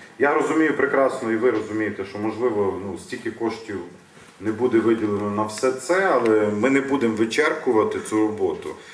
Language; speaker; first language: Ukrainian; native; Ukrainian